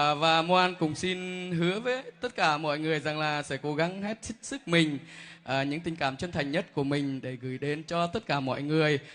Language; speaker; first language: Vietnamese; non-native, local second language; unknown